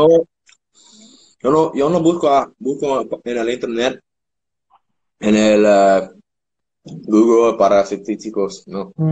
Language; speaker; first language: Spanish; non-native, learner; English